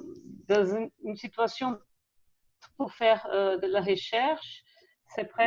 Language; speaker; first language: French; non-native, fluent; Portuguese